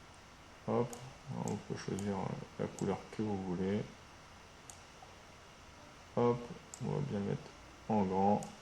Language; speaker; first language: French; native; French